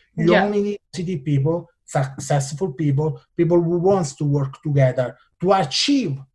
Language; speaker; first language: English; non-native, fluent; Italian